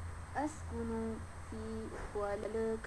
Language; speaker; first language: Arabic; non-native, learner; Malay